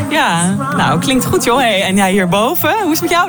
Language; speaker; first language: Dutch; native; Dutch